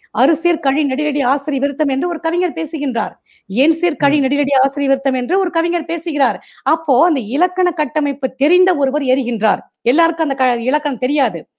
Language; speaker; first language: Tamil; non-native, local second language; Marathi